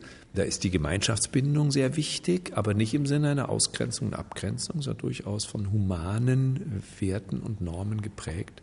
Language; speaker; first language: German; native; German